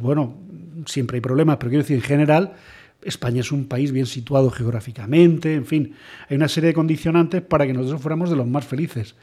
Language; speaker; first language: Spanish; native; Spanish